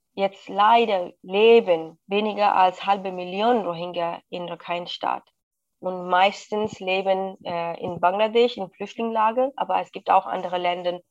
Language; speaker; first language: German; non-native, fluent; Rohingya